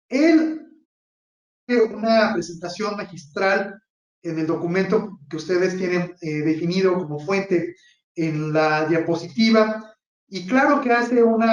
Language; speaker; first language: Spanish; native; Spanish